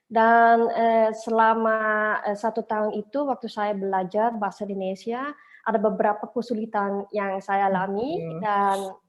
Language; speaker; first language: Indonesian; non-native, learner; Dutch